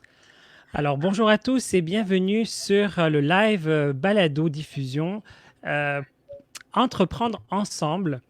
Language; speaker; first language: French; native; French